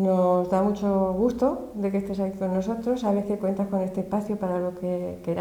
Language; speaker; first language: Spanish; native; Spanish